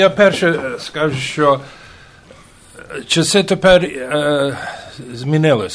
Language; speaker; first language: Ukrainian; early bilingual, heritage; Ukrainian